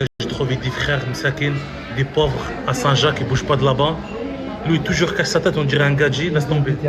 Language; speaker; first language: French; non-native, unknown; Arabic